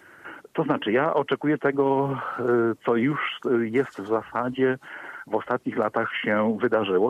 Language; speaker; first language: Polish; native; Polish